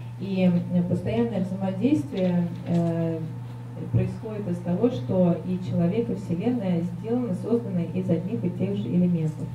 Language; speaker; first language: Russian; native; Russian